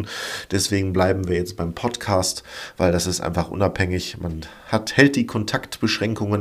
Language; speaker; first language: German; native; German